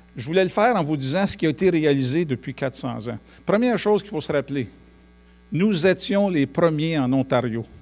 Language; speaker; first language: French; native; French